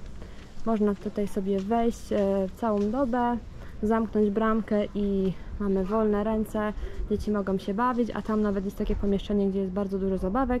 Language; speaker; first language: Polish; native; Polish